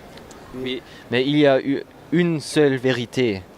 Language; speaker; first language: French; non-native, learner; German